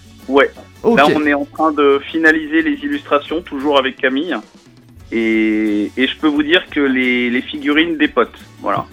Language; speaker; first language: French; native; French